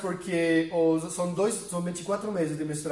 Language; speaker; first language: Portuguese; non-native, fluent; Spanish